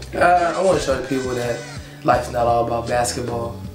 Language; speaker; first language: English; native; English